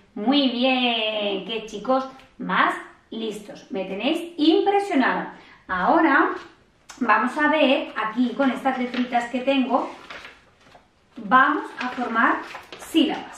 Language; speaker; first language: Spanish; native; Spanish